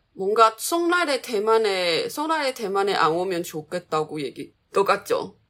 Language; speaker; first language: Korean; non-native, fluent; Chinese